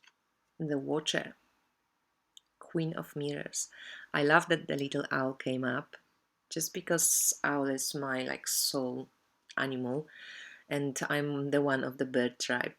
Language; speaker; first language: English; non-native, fluent; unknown